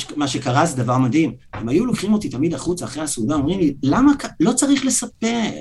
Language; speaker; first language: Hebrew; native; Hebrew